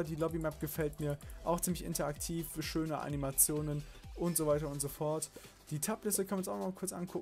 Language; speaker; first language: German; native; German